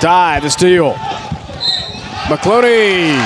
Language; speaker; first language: English; native; English